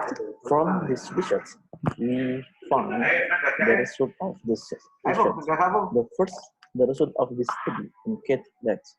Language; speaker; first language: English; non-native, learner; Indonesian